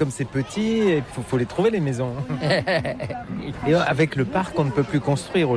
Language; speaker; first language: French; native; French